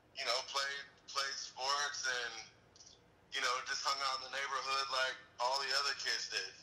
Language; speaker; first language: English; native; English